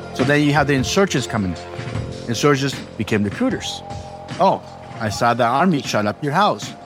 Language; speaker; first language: English; early bilingual, other home language; Spanish